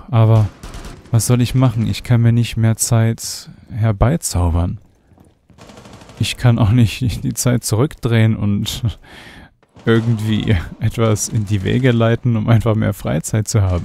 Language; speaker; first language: German; native; German